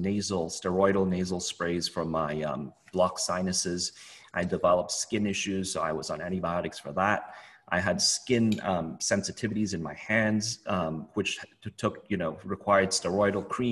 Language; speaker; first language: English; non-native, local second language; Cantonese